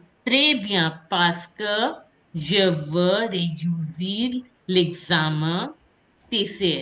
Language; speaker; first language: French; non-native, fluent; Hindi